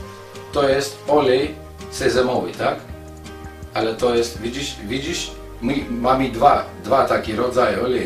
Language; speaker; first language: Polish; non-native, fluent; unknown